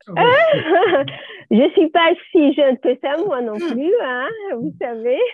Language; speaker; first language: French; native; French